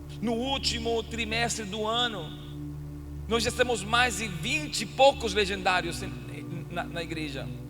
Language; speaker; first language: Portuguese; non-native, fluent; Spanish